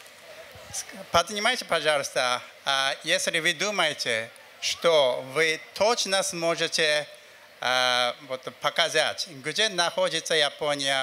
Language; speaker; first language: Russian; non-native, fluent; Japanese